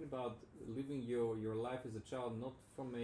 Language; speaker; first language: English; non-native, fluent; Greek